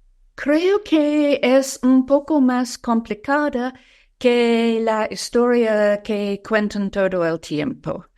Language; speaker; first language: Spanish; non-native, fluent; English